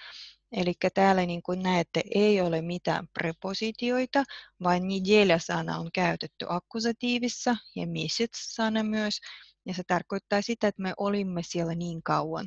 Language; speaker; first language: Finnish; non-native, fluent; Russian